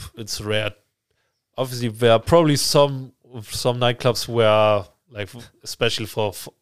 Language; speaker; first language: English; non-native, fluent; German